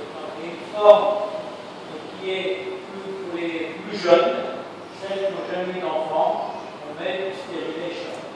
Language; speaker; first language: French; native; French